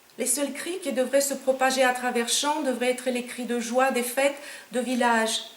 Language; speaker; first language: French; non-native, fluent; Romanian